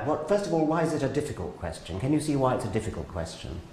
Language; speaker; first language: English; native; English